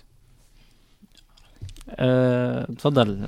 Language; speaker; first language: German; non-native, learner; Arabic